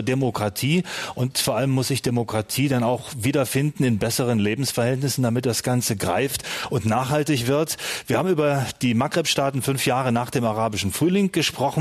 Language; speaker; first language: German; native; German